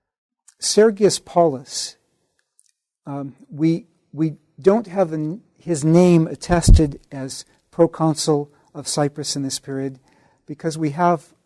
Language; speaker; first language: English; native; English